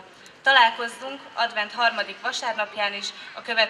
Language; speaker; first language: Hungarian; native; Hungarian